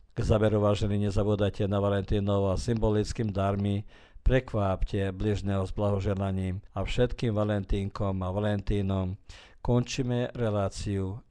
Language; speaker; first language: Slovak; early bilingual, heritage; Slovak